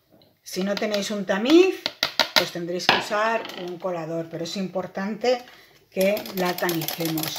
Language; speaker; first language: Spanish; native; Spanish